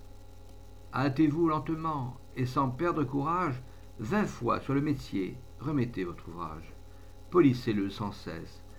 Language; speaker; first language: French; native; French